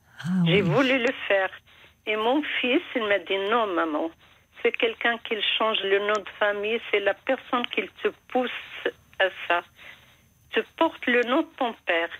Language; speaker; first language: French; non-native, fluent; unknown